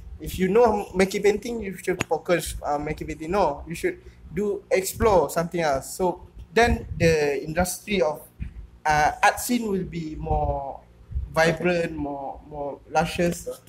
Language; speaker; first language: English; non-native, local second language; Malay